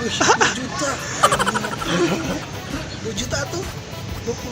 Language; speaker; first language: Indonesian; non-native, local second language; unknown